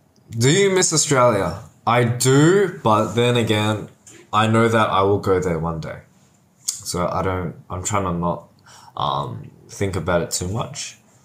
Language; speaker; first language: English; native; English